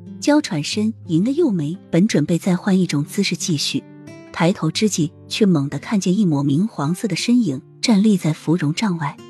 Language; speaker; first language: Chinese; native; Chinese